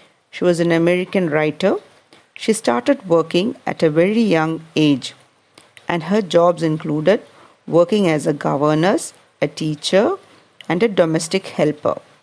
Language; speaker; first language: English; non-native, local second language; Malayalam